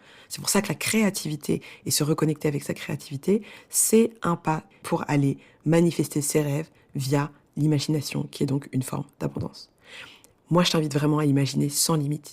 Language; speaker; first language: French; native; French